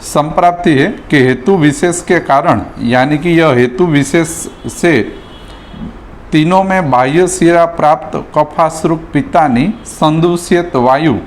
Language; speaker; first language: Hindi; non-native, local second language; Gujarati